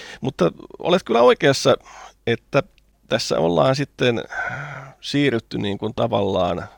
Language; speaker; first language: Finnish; native; Finnish